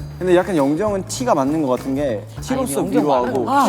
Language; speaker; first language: Korean; native; Korean